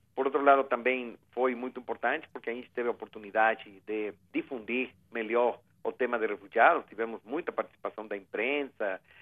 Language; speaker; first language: Portuguese; non-native, fluent; Spanish